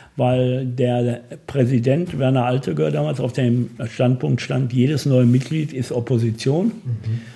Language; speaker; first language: German; native; German